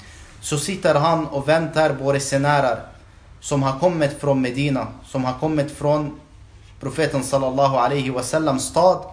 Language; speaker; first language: Swedish; non-native, fluent; Arabic